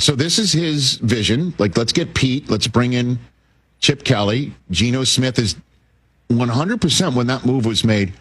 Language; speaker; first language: English; native; English